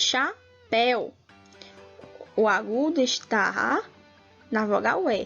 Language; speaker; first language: Portuguese; native; Portuguese